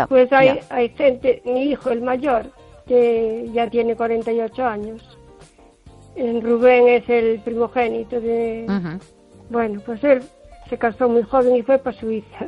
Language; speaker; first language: Spanish; native; Spanish